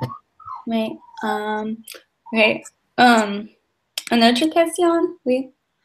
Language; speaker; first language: French; non-native, learner; English